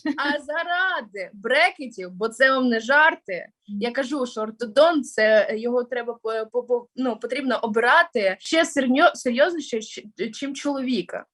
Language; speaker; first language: Ukrainian; non-native, local second language; Russian